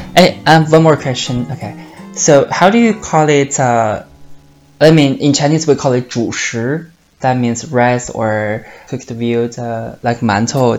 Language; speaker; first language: English; non-native, fluent; Chinese